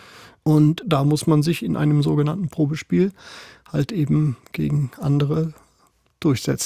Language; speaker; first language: German; native; German